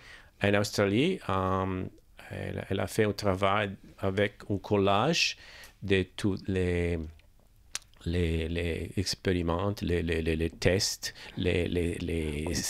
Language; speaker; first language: French; non-native, learner; English